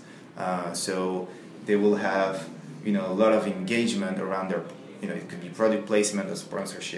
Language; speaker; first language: English; non-native, fluent; French